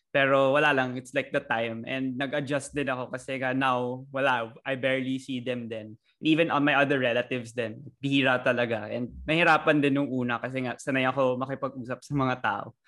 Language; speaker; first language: Filipino; native; Filipino